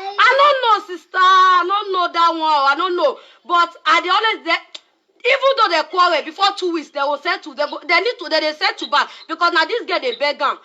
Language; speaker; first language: Nigerian Pidgin; non-native, local second language; Yoruba